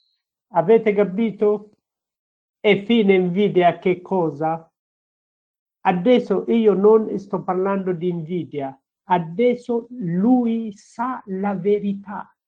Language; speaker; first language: Italian; non-native, learner; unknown